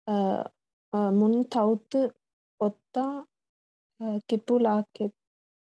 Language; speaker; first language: Finnish; non-native, learner; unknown